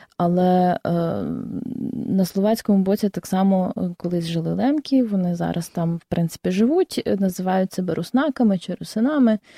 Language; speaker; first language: Ukrainian; native; Ukrainian